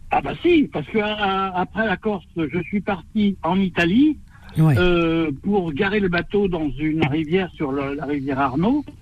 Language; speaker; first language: French; native; French